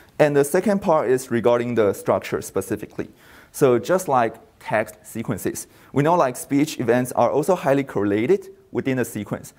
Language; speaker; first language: English; non-native, fluent; Chinese